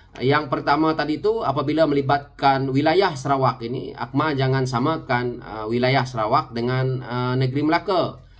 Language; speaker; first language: Malay; non-native, local second language; Iban